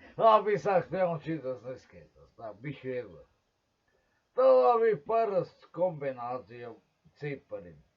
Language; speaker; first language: Latvian; non-native, local second language; Russian